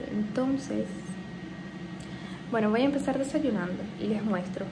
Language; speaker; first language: Spanish; non-native, fluent; Portuguese